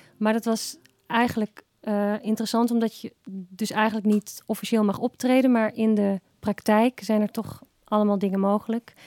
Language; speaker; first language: Dutch; native; Dutch